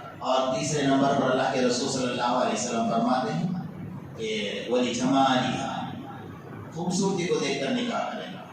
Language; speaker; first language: Urdu; native; Urdu